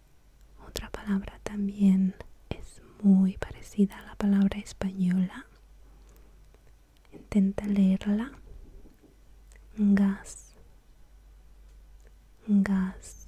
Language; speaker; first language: Spanish; non-native, fluent; Russian